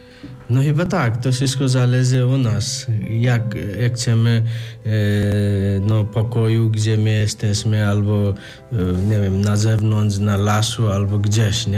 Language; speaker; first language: Polish; non-native, learner; Nepali